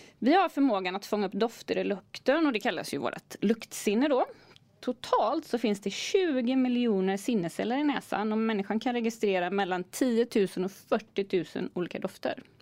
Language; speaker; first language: Swedish; native; Swedish